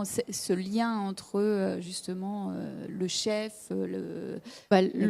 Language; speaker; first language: French; native; French